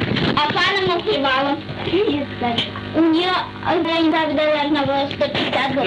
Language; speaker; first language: Russian; native; Russian